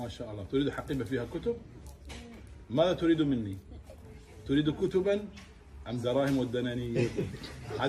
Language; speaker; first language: Arabic; native; Arabic